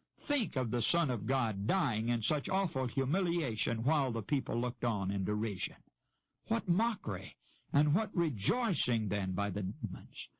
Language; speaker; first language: English; native; English